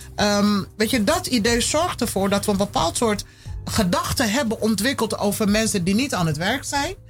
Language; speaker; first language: Dutch; early bilingual, other home language; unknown